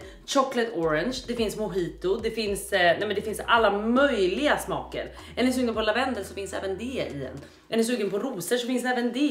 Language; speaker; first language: Swedish; native; Swedish